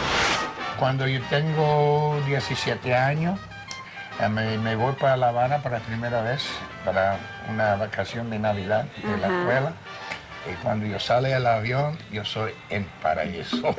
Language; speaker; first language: Spanish; non-native, learner; English